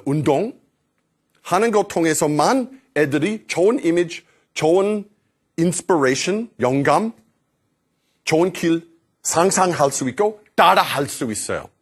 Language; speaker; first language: Korean; non-native, fluent; English